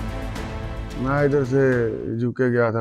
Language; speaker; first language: Hindi; non-native, local second language; Punjabi